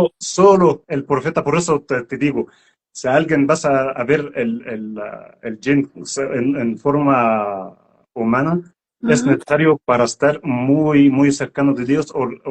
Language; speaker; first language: Spanish; non-native, learner; Arabic